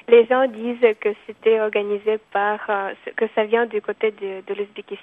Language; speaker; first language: French; non-native, fluent; Kyrgyz